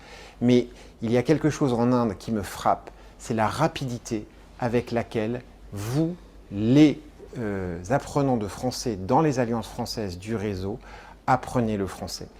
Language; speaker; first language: French; native; French